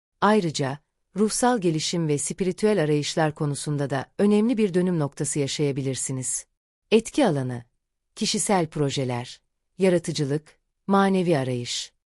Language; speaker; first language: Turkish; native; Turkish